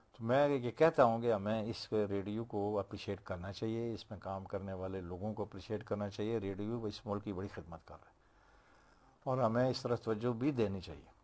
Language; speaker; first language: Urdu; non-native, local second language; Punjabi